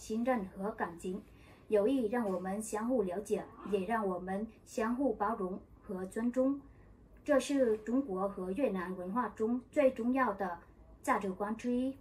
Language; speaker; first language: Chinese; non-native, fluent; Vietnamese